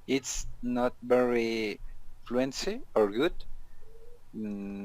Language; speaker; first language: English; non-native, learner; Spanish